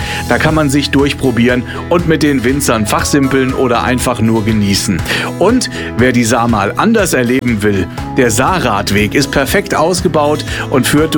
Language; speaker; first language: German; native; German